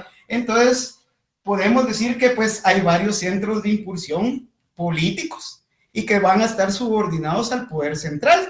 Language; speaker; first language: Spanish; native; Spanish